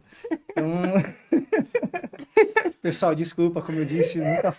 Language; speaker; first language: Portuguese; native; Portuguese